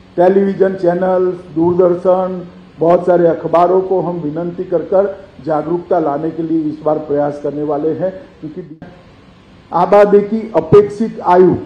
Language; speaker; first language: Hindi; non-native, local second language; Gujarati